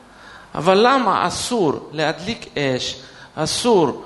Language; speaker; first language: Hebrew; non-native, fluent; Russian